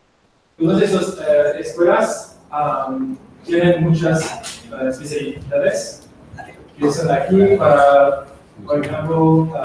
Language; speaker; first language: Spanish; non-native, learner; French